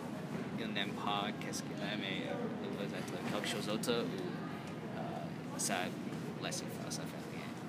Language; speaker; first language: French; non-native, learner; English